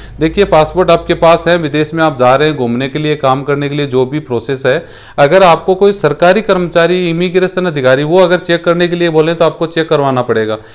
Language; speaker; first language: Hindi; native; Hindi